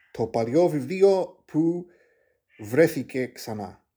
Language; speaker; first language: Greek; non-native, learner; Maltese